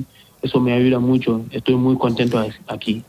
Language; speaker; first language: Spanish; non-native, learner; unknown